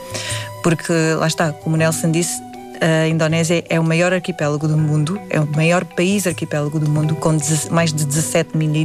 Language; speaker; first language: Portuguese; early bilingual, other home language; Indonesian